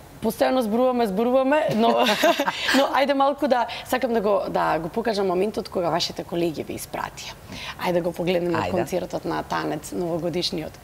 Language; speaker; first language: Macedonian; native; Macedonian